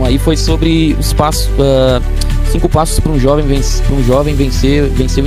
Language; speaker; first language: Portuguese; native; Portuguese